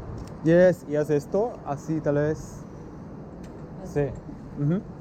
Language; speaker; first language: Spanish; non-native, fluent; English